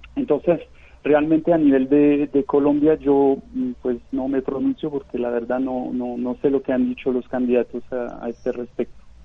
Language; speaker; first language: Spanish; non-native, fluent; French